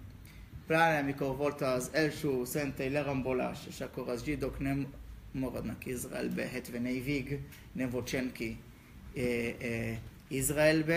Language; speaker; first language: Hungarian; non-native, learner; Hebrew